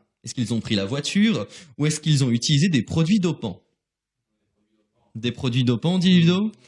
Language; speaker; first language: French; native; French